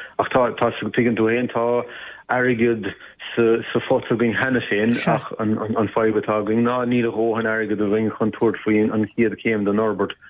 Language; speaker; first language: Irish; native; Irish